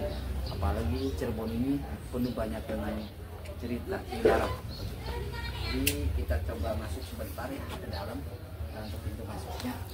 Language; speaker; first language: Indonesian; native; Indonesian